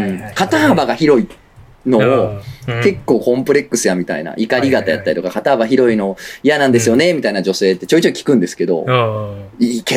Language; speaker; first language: Japanese; native; Japanese